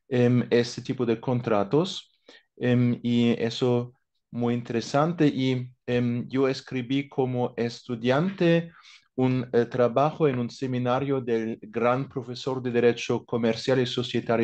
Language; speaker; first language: Spanish; non-native, fluent; German